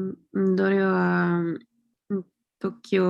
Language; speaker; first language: Japanese; non-native, learner; Spanish